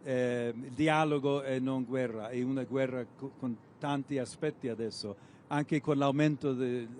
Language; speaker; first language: Italian; non-native, fluent; English